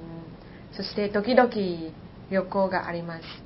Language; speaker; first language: Japanese; non-native, learner; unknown